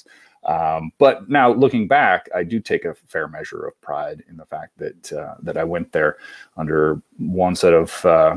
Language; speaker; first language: English; native; English